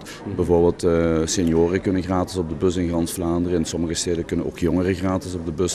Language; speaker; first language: Dutch; native; Dutch